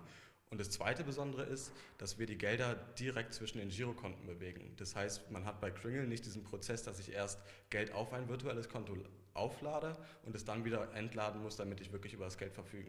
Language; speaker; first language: German; native; German